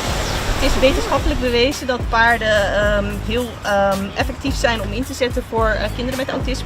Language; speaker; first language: Dutch; native; Dutch